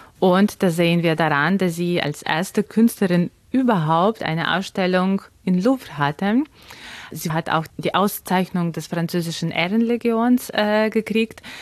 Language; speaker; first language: German; non-native, fluent; Ukrainian